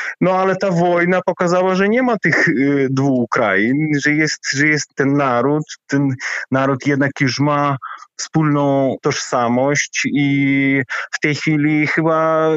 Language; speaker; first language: Polish; non-native, fluent; Ukrainian